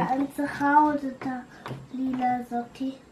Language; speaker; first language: Hebrew; early bilingual, heritage; Hebrew